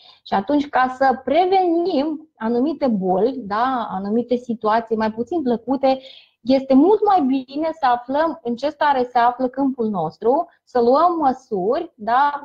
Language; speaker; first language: Romanian; non-native, fluent; Russian